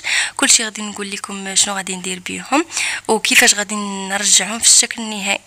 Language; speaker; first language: Arabic; native; Arabic